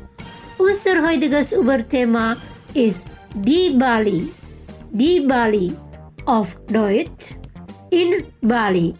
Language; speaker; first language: German; non-native, fluent; Indonesian